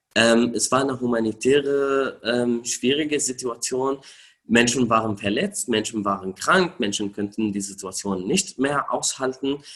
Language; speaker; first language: German; non-native, fluent; Arabic